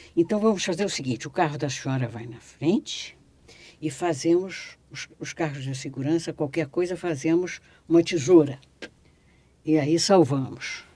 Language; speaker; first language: Portuguese; native; Portuguese